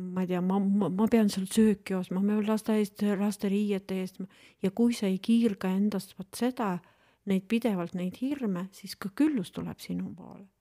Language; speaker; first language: Estonian; non-native, local second language; Russian